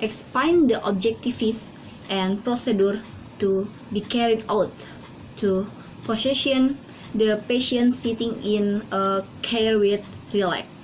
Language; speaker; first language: English; non-native, learner; Indonesian